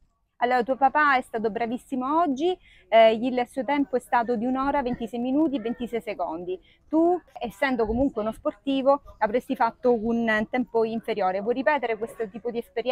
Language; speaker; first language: Italian; native; Italian